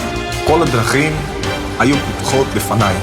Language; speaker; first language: Hebrew; non-native, learner; Portuguese